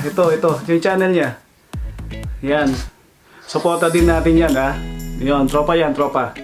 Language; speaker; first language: Filipino; native; Filipino